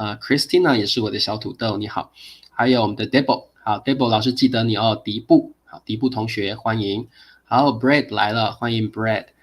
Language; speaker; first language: Chinese; native; Chinese